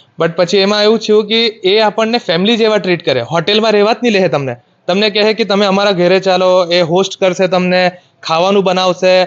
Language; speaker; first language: Gujarati; non-native, local second language; Marathi